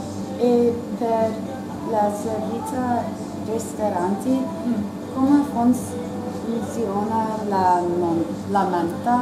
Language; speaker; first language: Italian; non-native, learner; English